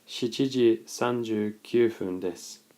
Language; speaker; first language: Japanese; non-native, fluent; English